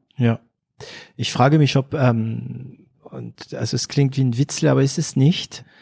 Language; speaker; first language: German; non-native, fluent; French